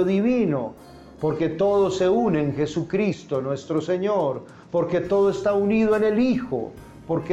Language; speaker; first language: Spanish; native; Spanish